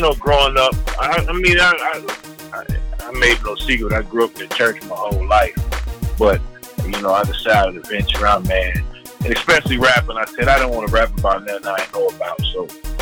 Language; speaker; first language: English; native; English